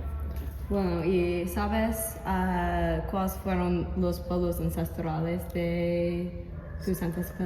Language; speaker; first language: Spanish; non-native, learner; English